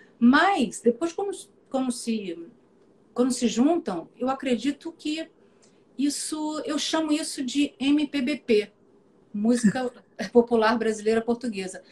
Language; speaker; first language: Portuguese; native; Portuguese